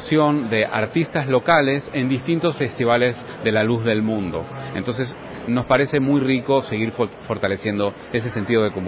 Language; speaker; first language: Spanish; native; Spanish